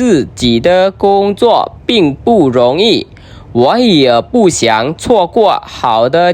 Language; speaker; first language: Chinese; non-native, fluent; Khmer